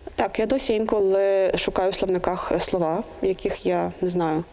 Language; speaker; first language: Ukrainian; non-native, local second language; Russian